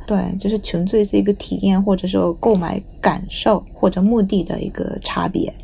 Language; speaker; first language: Chinese; non-native, fluent; Japanese